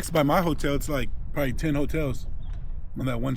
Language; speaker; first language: English; native; English